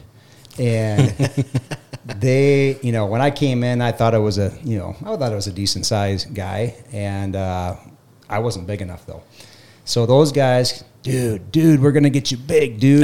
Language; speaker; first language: English; native; English